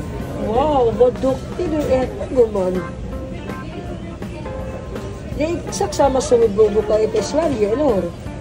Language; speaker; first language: Swedish; non-native, fluent; Filipino